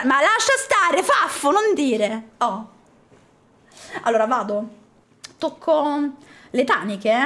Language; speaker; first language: Italian; native; Italian